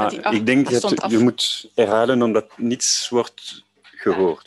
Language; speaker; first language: Dutch; non-native, learner; French